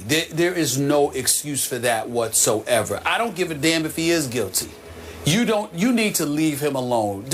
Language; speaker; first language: English; native; English